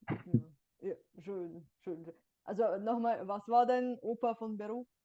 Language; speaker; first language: German; non-native, fluent; Bulgarian